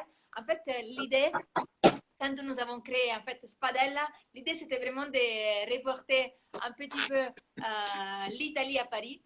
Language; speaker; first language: French; non-native, fluent; Italian